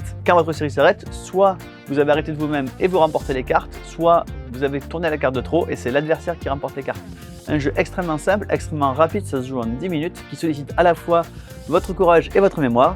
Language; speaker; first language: French; native; French